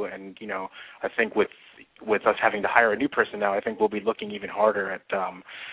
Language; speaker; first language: English; native; English